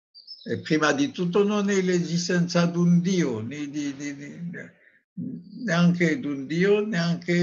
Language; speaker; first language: Italian; non-native, fluent; French